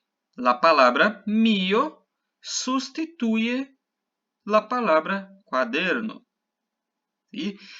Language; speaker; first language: Spanish; non-native, fluent; Portuguese